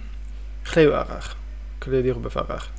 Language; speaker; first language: Welsh; non-native, fluent; English